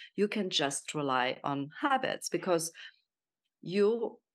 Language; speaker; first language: English; non-native, fluent; German